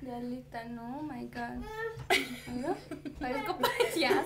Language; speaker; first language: Spanish; native; Spanish